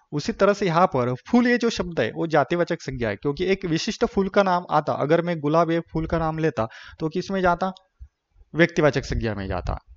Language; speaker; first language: Hindi; non-native, local second language; Marathi